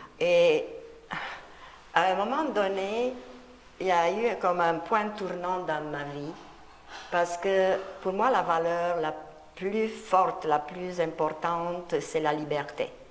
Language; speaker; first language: French; non-native, fluent; Romanian